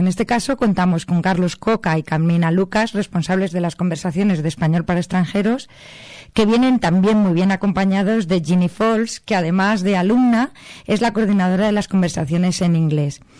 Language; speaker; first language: Spanish; native; Spanish